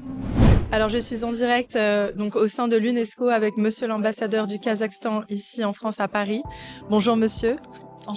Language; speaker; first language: French; native; French